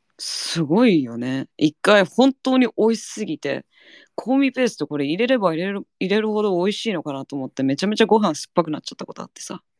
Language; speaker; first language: Japanese; early bilingual, heritage; Japanese